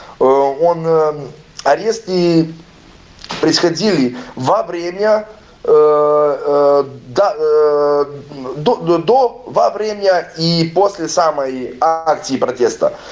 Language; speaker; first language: Russian; non-native, learner; Serbian